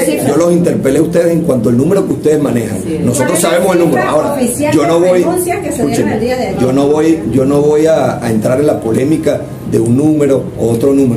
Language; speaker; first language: Spanish; native; Spanish